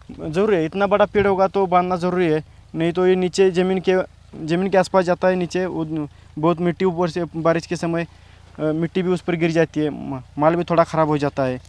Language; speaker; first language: Hindi; non-native, local second language; Marathi